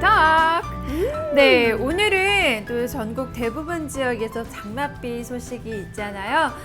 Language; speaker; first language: Korean; native; Korean